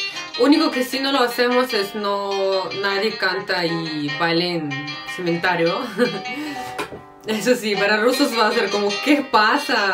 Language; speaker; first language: Spanish; non-native, fluent; Russian